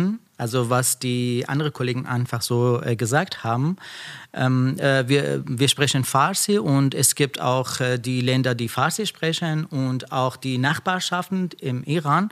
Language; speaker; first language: German; non-native, learner; Persian